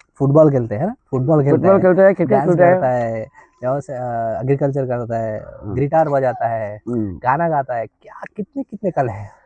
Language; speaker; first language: Hindi; non-native, local second language; Telugu